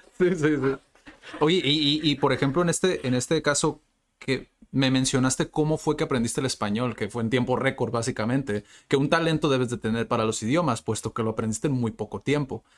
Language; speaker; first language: Spanish; native; Spanish